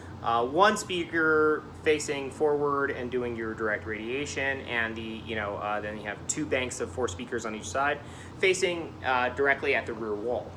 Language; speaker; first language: English; native; English